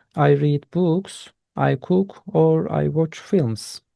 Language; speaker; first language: English; non-native, fluent; Turkish